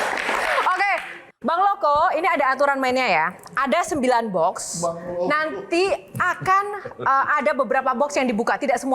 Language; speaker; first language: Indonesian; native; Indonesian